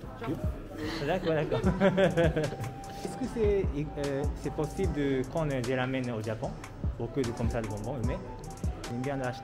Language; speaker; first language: French; non-native, learner; Japanese